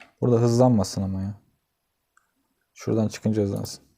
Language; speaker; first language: Turkish; native; Turkish